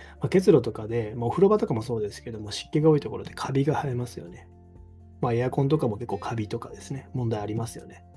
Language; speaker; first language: Japanese; native; Japanese